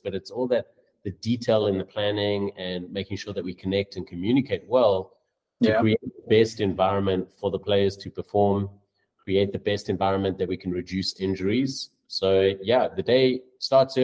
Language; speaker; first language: English; native; English